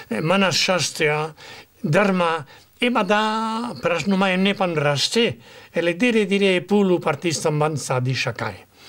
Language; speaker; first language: Gujarati; non-native, fluent; Spanish